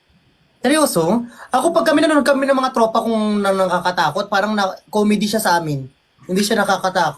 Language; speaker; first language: Filipino; native; Filipino